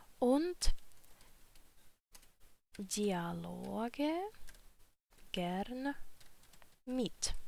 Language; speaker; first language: German; non-native, fluent; Ukrainian